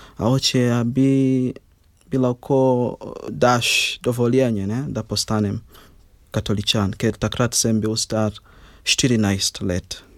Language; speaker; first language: Slovenian; non-native, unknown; Ganda